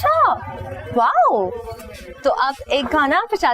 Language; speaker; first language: Hindi; non-native, fluent; Chinese